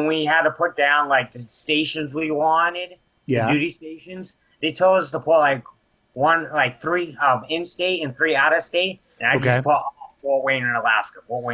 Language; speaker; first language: English; native; English